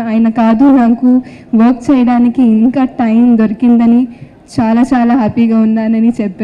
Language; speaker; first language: Telugu; non-native, fluent; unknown